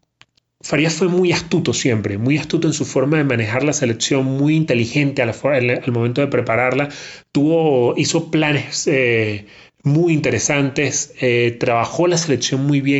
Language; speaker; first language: Spanish; native; Spanish